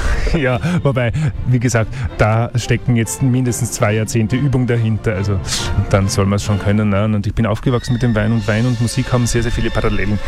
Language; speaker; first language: German; native; German